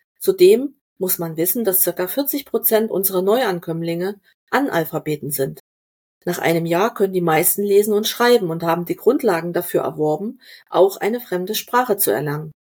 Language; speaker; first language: German; native; German